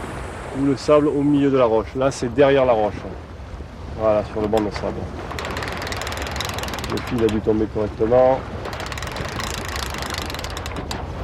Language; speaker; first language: French; native; French